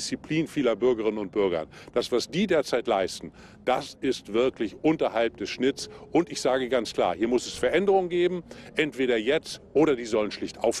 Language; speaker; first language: German; native; German